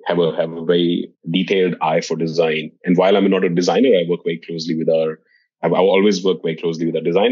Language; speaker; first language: English; non-native, local second language; Hindi